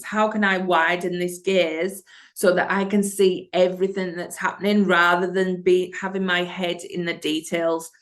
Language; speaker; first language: English; native; English